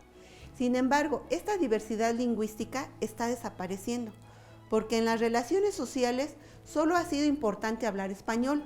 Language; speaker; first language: Spanish; native; Spanish